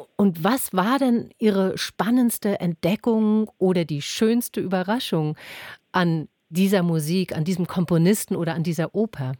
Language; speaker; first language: German; native; German